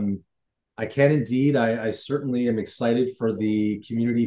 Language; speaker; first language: English; native; English